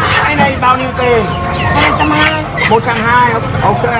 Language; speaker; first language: Vietnamese; non-native, learner; English